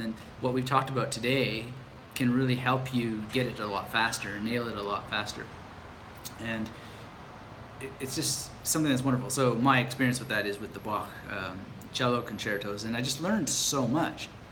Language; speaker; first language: English; native; English